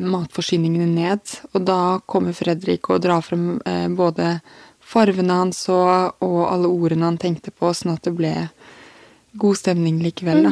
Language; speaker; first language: Norwegian; native; Norwegian